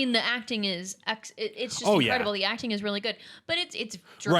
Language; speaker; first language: English; native; English